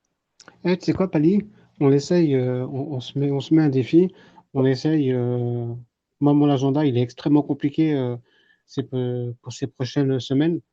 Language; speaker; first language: French; native; French